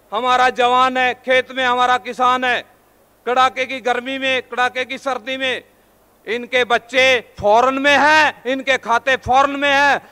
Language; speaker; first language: Hindi; native; Hindi